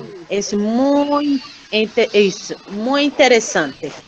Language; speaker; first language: Spanish; non-native, fluent; Portuguese